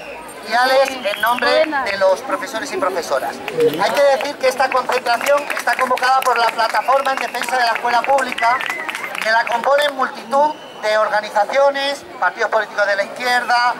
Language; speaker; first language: Spanish; native; Spanish